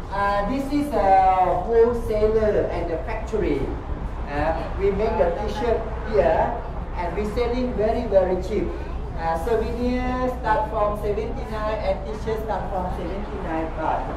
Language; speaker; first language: English; non-native, learner; Thai